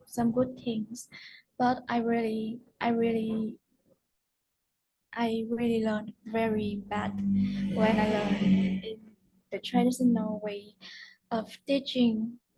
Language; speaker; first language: English; non-native, learner; Vietnamese